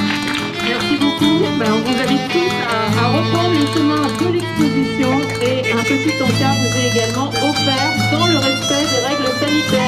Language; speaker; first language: French; native; French